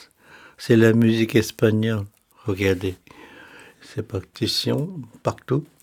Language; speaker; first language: French; non-native, fluent; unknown